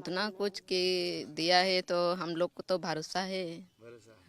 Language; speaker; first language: Hindi; non-native, local second language; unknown